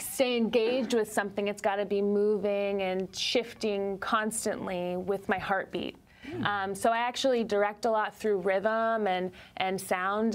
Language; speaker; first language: English; native; English